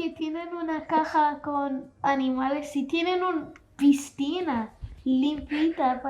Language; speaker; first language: Spanish; early bilingual, heritage; Spanish